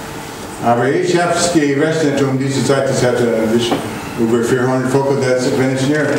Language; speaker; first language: German; non-native, learner; English